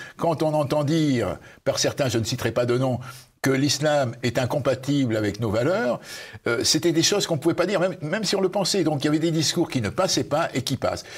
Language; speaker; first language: French; native; French